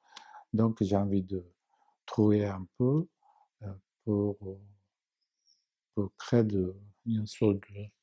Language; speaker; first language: French; non-native, learner; Japanese